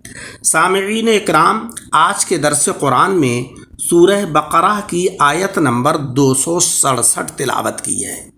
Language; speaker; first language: Urdu; native; Urdu